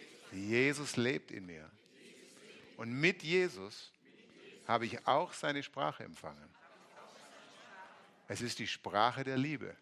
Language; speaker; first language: German; native; German